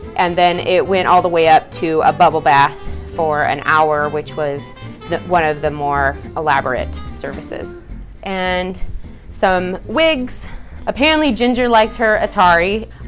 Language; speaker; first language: English; native; English